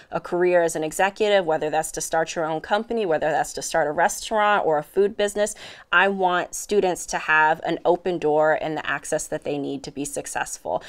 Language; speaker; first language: English; native; English